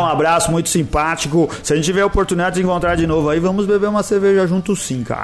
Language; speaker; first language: Portuguese; native; Portuguese